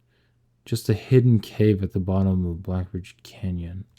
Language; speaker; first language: English; native; English